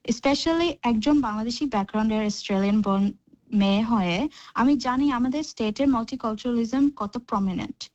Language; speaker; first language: Bangla; early bilingual, heritage; Bangla